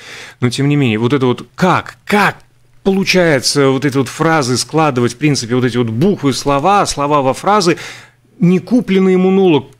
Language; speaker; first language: Russian; native; Russian